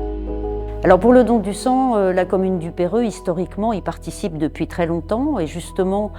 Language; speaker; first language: French; native; French